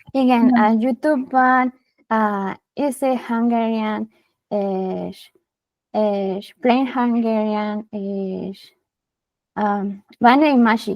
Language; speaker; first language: Hungarian; non-native, learner; Spanish